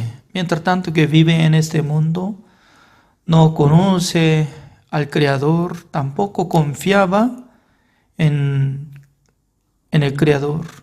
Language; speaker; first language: Spanish; non-native, fluent; Korean